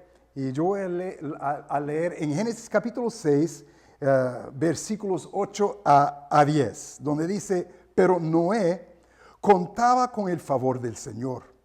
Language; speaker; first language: Spanish; non-native, fluent; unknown